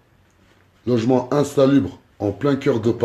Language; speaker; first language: French; native; French